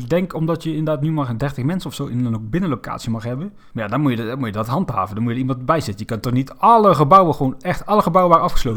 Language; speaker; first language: Dutch; native; Dutch